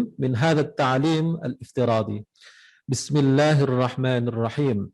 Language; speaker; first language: Arabic; non-native, fluent; Indonesian